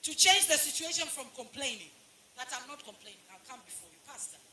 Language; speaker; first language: English; non-native, local second language; Swahili